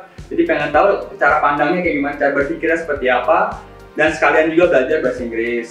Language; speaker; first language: Indonesian; native; Indonesian